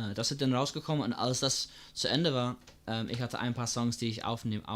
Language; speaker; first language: German; non-native, fluent; English